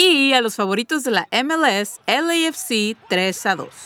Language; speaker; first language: Spanish; native; Spanish